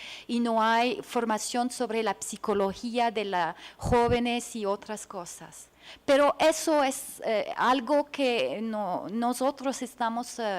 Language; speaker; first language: Spanish; non-native, fluent; French